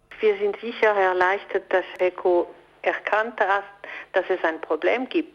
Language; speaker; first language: German; non-native, local second language; French